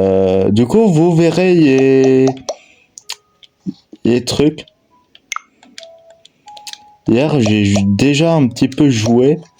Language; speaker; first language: French; native; French